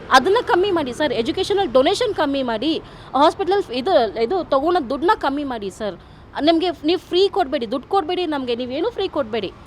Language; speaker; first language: Kannada; native; Kannada